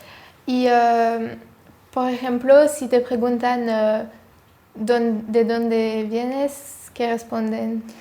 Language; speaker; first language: Spanish; non-native, learner; French